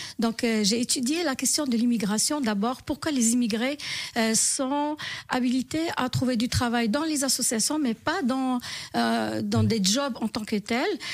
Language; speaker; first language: French; non-native, local second language; Arabic